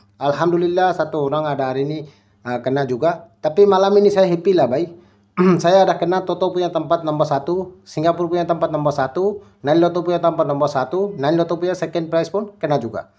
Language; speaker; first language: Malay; non-native, local second language; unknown